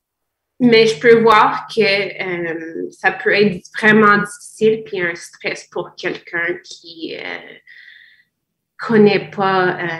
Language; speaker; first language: French; non-native, fluent; English